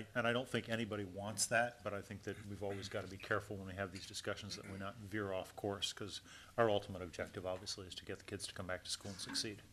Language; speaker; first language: English; native; English